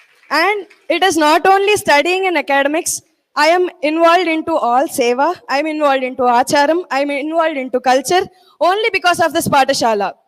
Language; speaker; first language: English; non-native, local second language; Telugu